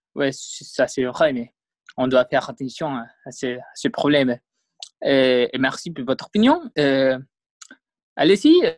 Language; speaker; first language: French; non-native, learner; Spanish